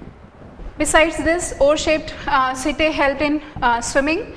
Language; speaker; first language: English; non-native, local second language; Hindi